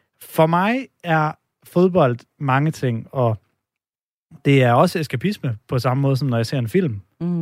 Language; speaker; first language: Danish; native; Danish